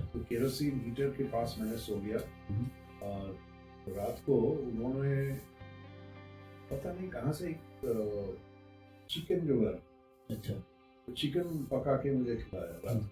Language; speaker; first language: Hindi; non-native, local second language; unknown